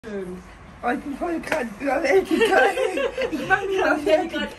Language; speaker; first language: German; native; German